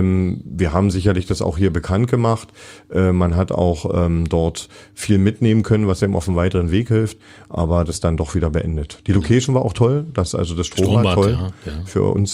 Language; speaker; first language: German; native; German